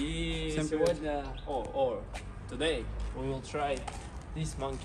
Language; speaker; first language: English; non-native, learner; Russian